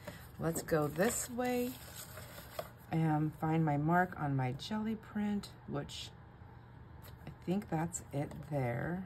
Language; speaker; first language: English; native; English